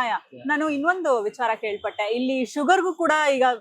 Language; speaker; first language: Kannada; native; Kannada